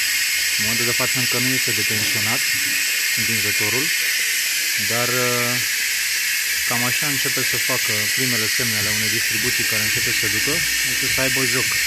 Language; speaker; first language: Romanian; native; Romanian